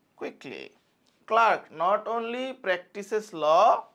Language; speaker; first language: English; non-native, local second language; Bangla